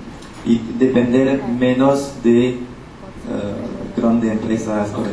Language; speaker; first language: Spanish; non-native, learner; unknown